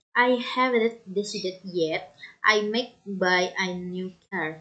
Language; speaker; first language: English; non-native, learner; Indonesian